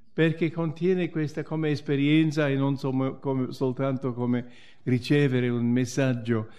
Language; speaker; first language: Italian; non-native, fluent; English